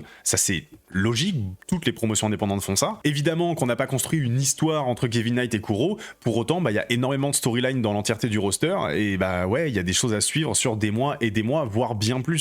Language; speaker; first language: French; native; French